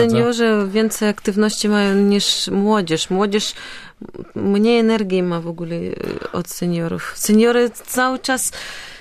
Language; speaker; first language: Polish; non-native, fluent; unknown